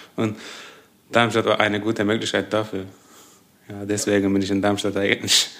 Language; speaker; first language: German; non-native, fluent; Turkish